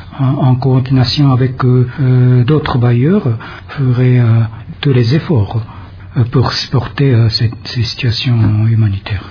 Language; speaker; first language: French; non-native, fluent; Japanese